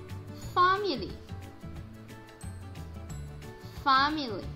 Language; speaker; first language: English; non-native, fluent; Spanish